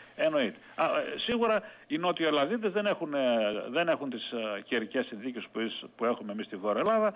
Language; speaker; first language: Greek; native; Greek